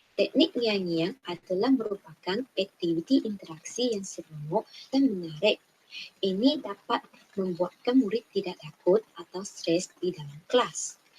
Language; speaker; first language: Malay; non-native, local second language; Chinese